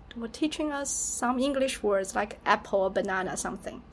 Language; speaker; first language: English; non-native, fluent; Chinese